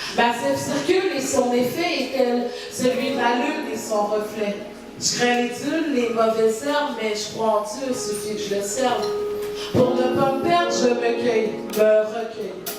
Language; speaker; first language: French; early bilingual, other home language; Haitian Creole